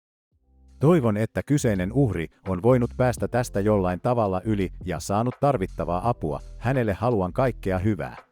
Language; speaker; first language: Finnish; native; Finnish